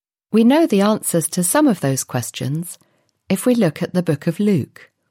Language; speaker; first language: English; native; English